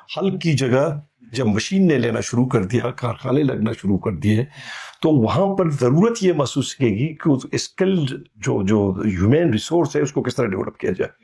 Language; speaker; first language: Urdu; non-native, local second language; Baluchi